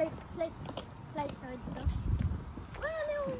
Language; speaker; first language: Filipino; non-native, local second language; Bikol